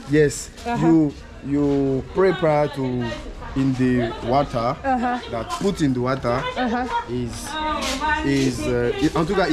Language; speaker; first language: English; non-native, learner; French